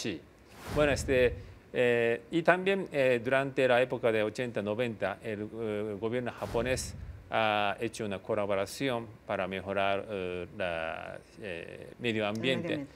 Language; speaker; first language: Spanish; non-native, fluent; Japanese